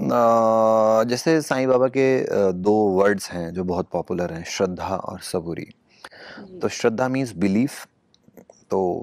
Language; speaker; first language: Hindi; native; Hindi